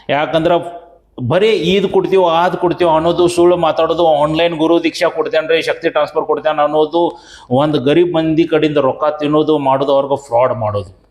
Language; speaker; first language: Kannada; native; Kannada